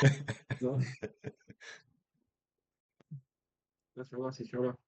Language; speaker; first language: French; native; French